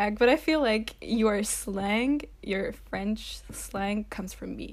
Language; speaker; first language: English; non-native, local second language; French